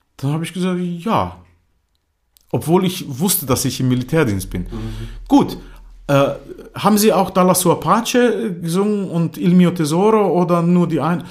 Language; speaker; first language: German; non-native, fluent; Croatian